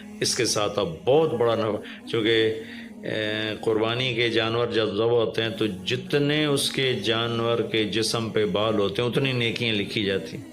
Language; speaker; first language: Urdu; non-native, local second language; Punjabi